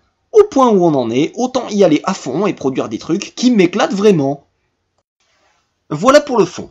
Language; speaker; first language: French; native; French